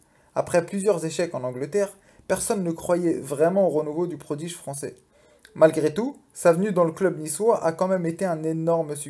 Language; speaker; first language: French; native; French